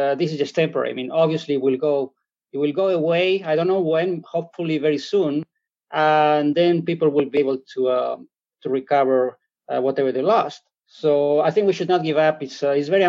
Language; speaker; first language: English; non-native, fluent; Spanish